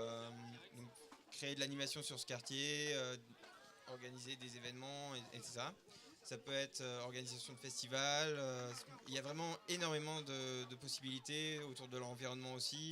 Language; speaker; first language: French; native; French